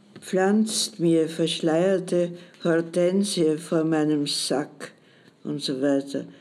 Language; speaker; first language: German; native; German